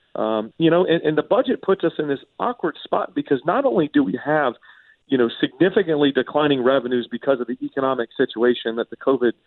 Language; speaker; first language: English; native; English